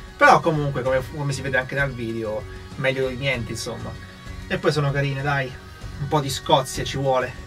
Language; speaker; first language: Italian; native; Italian